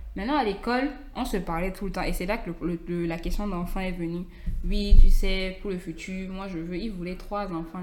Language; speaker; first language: French; native; French